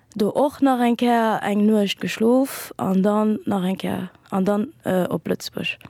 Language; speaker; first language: Luxembourgish; early bilingual, other home language; Kabuverdianu